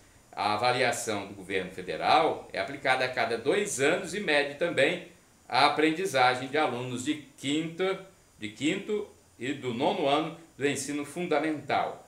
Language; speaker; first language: Portuguese; native; Portuguese